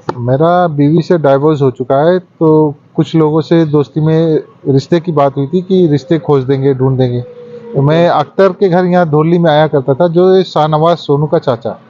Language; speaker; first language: Hindi; native; Hindi